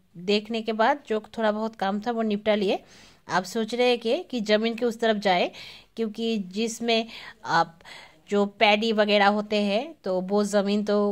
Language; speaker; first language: Hindi; non-native, local second language; Bangla